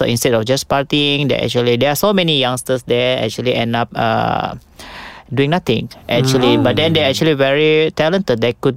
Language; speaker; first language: English; non-native, local second language; Malay